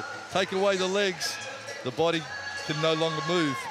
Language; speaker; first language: English; native; English